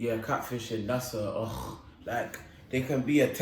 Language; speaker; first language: English; native; English